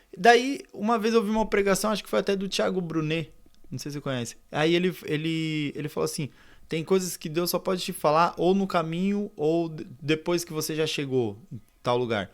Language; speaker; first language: Portuguese; native; Portuguese